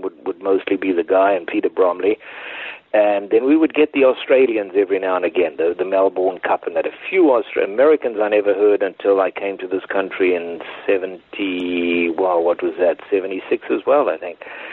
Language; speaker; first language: English; native; English